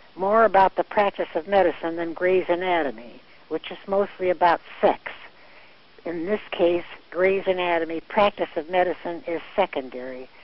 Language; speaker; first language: English; early bilingual, other home language; Italian